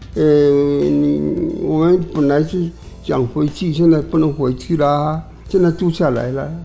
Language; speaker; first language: Chinese; non-native, local second language; Hakka Chinese